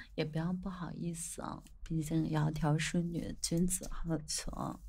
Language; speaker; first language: Chinese; native; Chinese